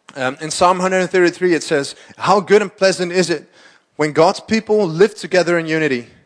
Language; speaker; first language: English; non-native, fluent; Dutch